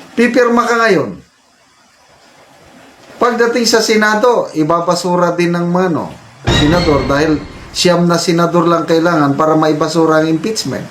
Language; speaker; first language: Filipino; native; Filipino